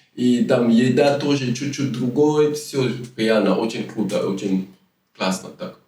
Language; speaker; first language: Russian; non-native, learner; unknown